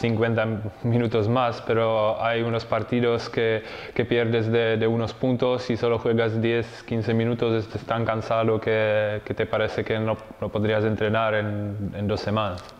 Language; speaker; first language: Spanish; non-native, fluent; Czech